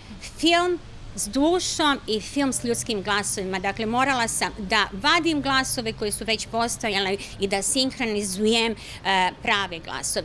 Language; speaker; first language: Bosnian; native; Bosnian